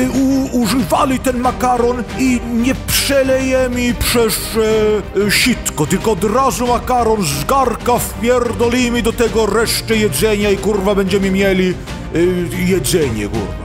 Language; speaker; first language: Polish; early bilingual, heritage; Polish